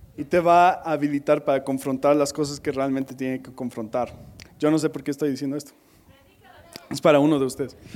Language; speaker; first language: Spanish; non-native, fluent; English